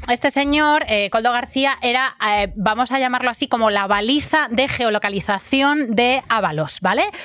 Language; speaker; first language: Spanish; native; Spanish